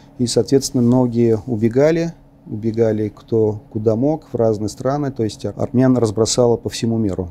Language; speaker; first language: Russian; non-native, local second language; Armenian